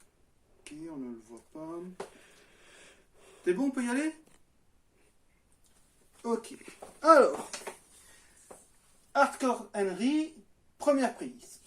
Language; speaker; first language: French; native; French